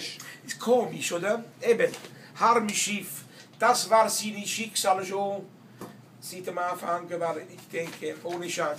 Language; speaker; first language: German; non-native, learner; Italian